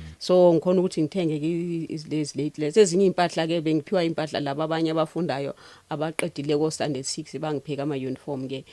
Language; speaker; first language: Zulu; non-native, local second language; Xhosa